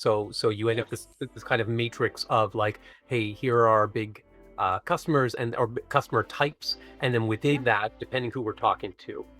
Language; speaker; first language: English; native; English